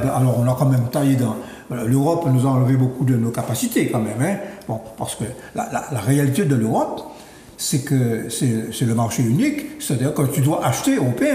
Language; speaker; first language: French; native; French